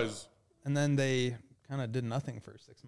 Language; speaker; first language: English; native; English